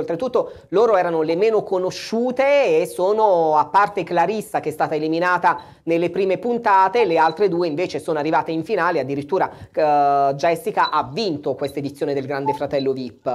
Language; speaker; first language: Italian; native; Italian